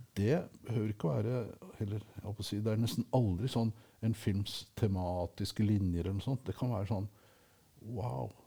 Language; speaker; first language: Norwegian; native; Norwegian